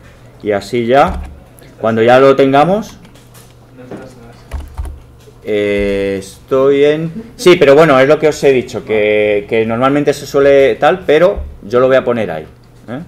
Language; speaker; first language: Spanish; native; Spanish